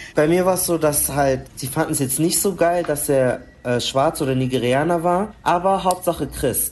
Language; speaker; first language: German; early bilingual, other home language; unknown